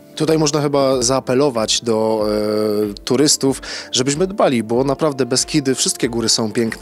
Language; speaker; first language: Polish; native; Polish